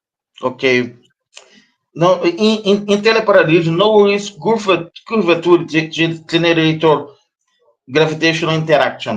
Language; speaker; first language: English; non-native, learner; Portuguese